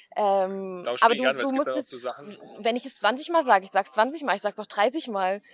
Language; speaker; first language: German; native; German